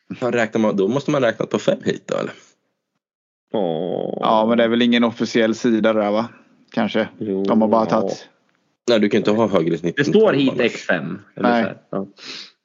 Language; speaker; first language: Swedish; native; Swedish